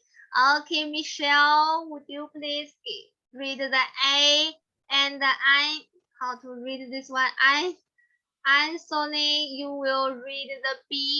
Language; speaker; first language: English; non-native, learner; Chinese